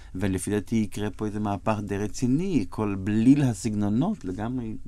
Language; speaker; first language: Hebrew; native; Hebrew